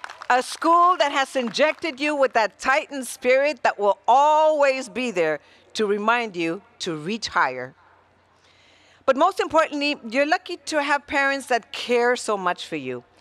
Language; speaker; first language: English; early bilingual, other home language; Spanish